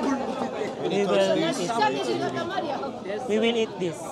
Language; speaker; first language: English; non-native, learner; Korean